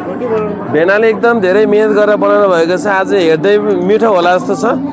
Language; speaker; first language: Nepali; non-native, local second language; Eastern Tamang